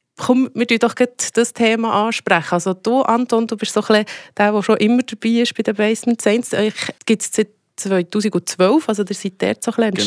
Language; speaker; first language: German; native; German